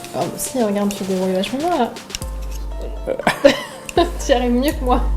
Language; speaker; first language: French; native; French